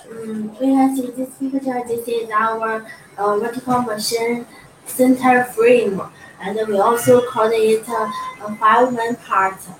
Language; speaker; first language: English; non-native, learner; Chinese